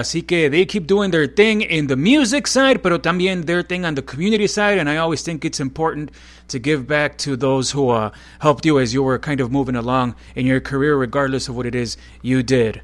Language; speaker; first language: English; early bilingual, other home language; Spanish